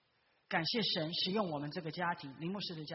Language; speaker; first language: Chinese; native; Chinese